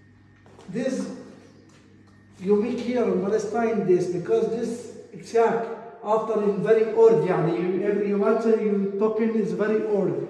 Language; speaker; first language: English; non-native, learner; Arabic